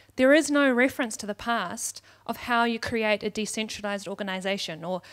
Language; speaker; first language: English; native; English